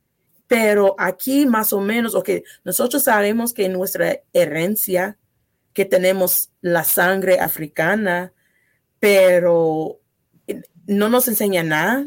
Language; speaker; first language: Spanish; non-native, fluent; English